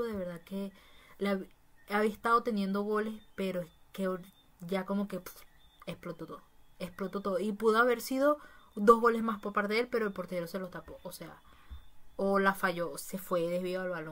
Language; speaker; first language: Spanish; native; Spanish